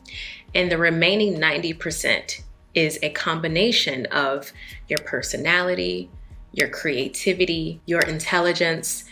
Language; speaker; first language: English; native; English